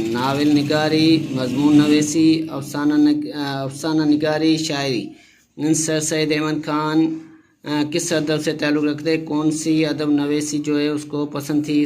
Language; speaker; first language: Urdu; non-native, local second language; Sindhi